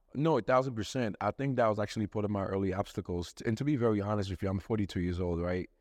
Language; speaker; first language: English; non-native, fluent; Haitian Creole